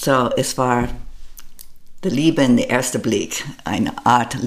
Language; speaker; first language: German; non-native, learner; English